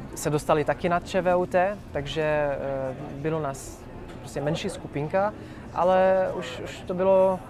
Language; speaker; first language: Czech; non-native, fluent; Arabic